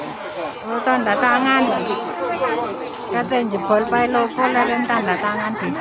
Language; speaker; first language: Chinese; non-native, learner; Indonesian